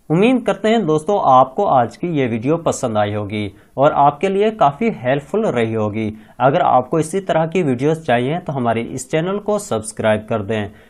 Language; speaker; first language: Urdu; non-native, local second language; Sindhi